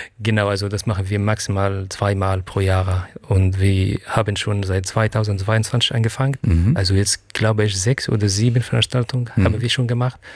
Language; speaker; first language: German; non-native, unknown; Arabic